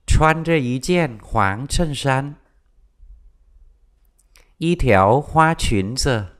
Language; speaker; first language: Chinese; non-native, fluent; Vietnamese